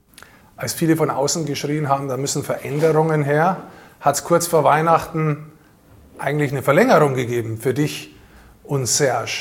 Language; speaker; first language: German; native; German